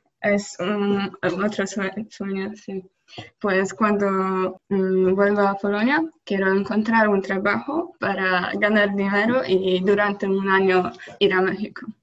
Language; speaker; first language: Spanish; non-native, learner; Polish